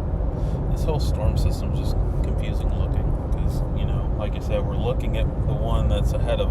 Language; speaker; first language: English; native; English